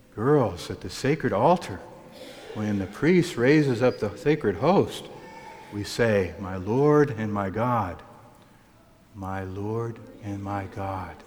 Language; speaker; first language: English; native; English